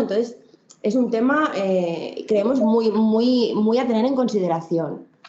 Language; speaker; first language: Spanish; native; Spanish